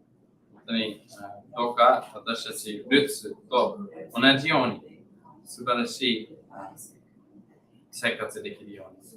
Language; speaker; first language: Japanese; non-native, learner; English